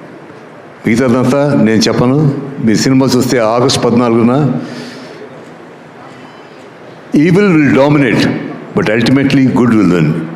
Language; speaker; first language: Telugu; native; Telugu